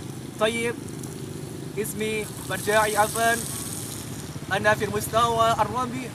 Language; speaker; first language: Arabic; non-native, learner; Indonesian